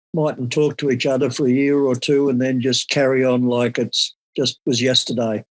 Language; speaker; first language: English; native; English